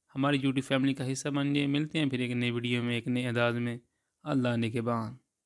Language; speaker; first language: Urdu; non-native, local second language; Punjabi